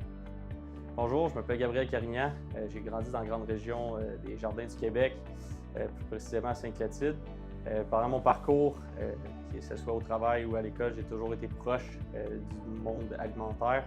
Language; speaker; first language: French; native; French